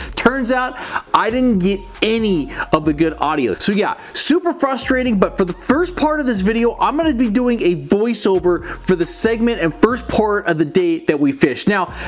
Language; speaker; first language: English; native; English